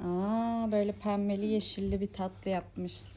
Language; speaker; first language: Turkish; native; Turkish